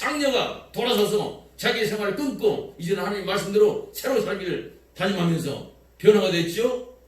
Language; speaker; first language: Korean; native; Korean